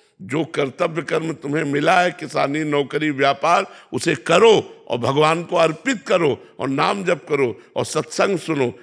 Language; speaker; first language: Hindi; native; Hindi